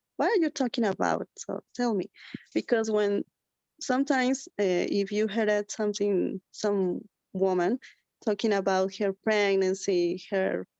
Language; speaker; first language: English; non-native, learner; Spanish